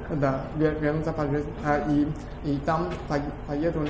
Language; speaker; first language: Russian; non-native, learner; Chinese